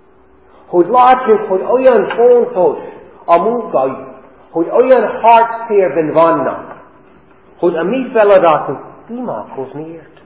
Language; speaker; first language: Hungarian; non-native, fluent; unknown